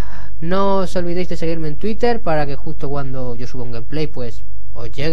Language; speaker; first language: Spanish; native; Spanish